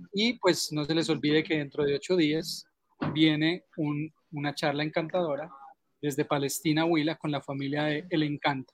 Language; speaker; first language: Spanish; native; Spanish